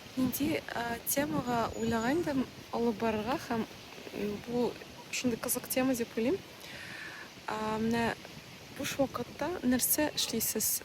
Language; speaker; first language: Tatar; non-native, local second language; Russian